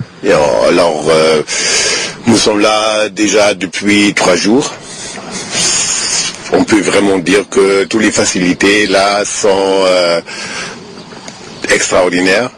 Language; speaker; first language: French; non-native, fluent; German